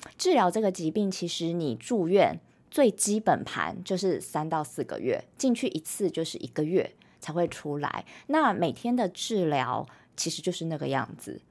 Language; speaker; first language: Chinese; native; Chinese